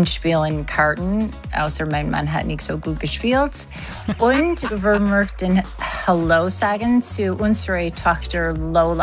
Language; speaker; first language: German; non-native, learner; English